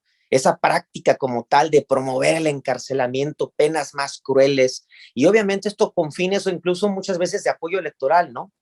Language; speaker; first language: Spanish; native; Spanish